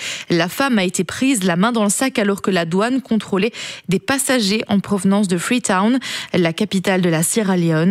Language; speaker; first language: French; native; French